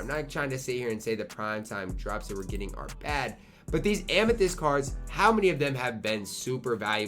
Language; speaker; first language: English; native; English